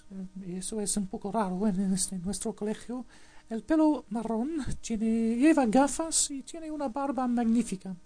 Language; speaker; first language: Spanish; non-native, fluent; English